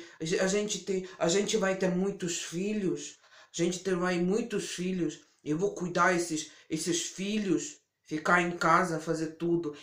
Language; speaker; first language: Portuguese; early bilingual, heritage; Portuguese